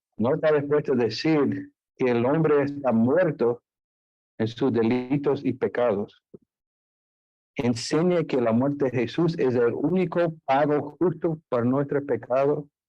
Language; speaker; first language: Spanish; non-native, fluent; English